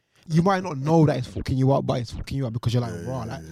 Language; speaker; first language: English; native; English